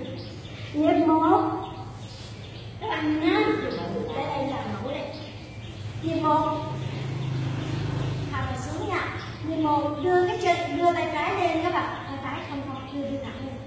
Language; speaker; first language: Vietnamese; native; Vietnamese